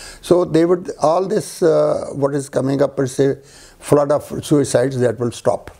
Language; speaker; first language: English; non-native, local second language; Punjabi